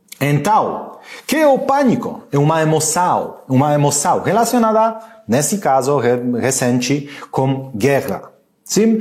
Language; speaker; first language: Portuguese; non-native, learner; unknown